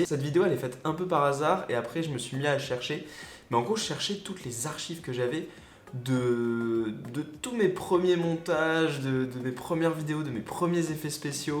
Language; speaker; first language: French; native; French